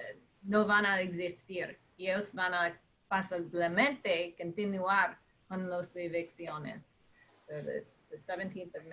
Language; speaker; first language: Spanish; non-native, fluent; English